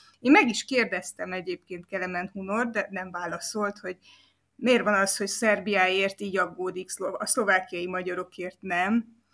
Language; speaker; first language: Hungarian; native; Hungarian